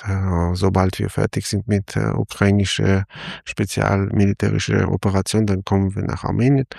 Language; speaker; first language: German; non-native, fluent; Armenian